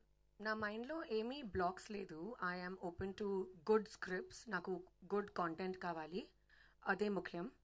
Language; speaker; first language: Telugu; non-native, fluent; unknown